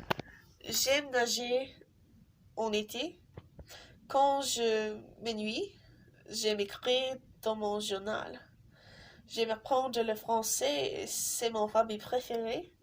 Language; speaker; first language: French; non-native, learner; English